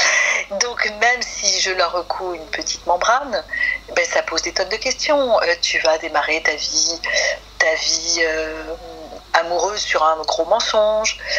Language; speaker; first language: French; native; French